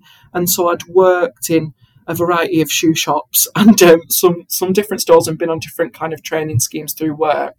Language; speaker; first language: English; native; English